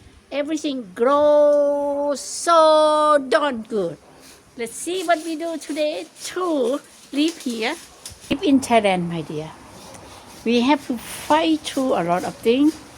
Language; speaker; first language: English; non-native, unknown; Thai